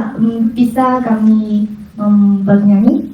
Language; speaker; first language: Indonesian; non-native, fluent; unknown